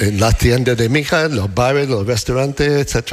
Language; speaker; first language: Spanish; non-native, learner; English